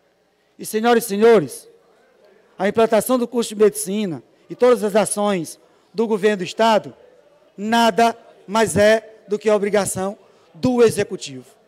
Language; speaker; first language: Portuguese; native; Portuguese